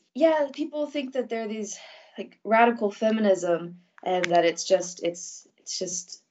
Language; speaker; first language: English; early bilingual, other home language; Russian